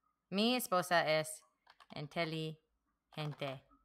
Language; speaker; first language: Spanish; non-native, learner; English